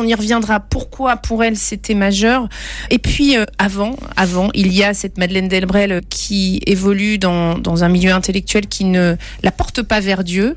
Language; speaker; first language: French; native; French